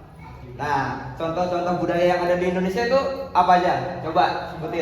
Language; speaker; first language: Indonesian; native; Indonesian